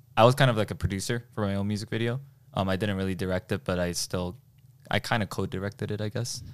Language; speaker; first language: English; early bilingual, other home language; Korean